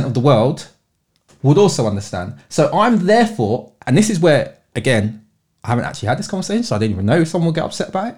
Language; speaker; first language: English; native; English